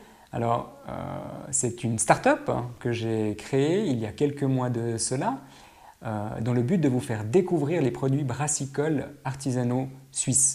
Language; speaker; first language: French; native; French